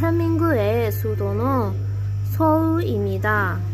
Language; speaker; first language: Korean; non-native, learner; Burmese